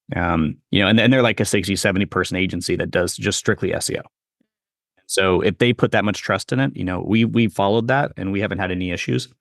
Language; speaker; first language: English; native; English